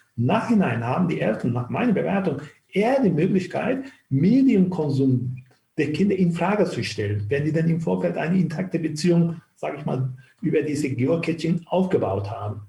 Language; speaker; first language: German; non-native, fluent; Turkish